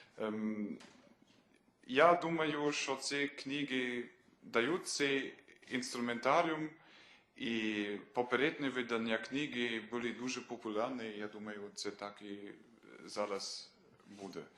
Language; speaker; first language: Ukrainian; non-native, fluent; German